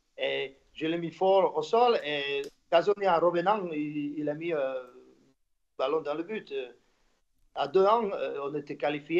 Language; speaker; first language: French; non-native, fluent; Slovak